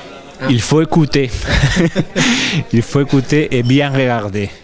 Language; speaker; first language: French; non-native, fluent; Spanish